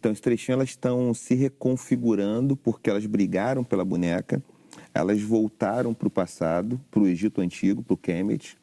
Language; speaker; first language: Portuguese; native; Portuguese